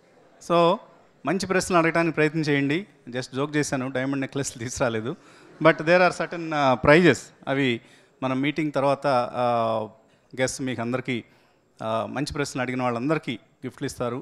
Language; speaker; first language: Telugu; native; Telugu